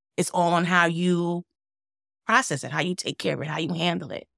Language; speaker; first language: English; native; English